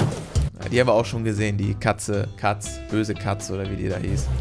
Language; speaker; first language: German; native; German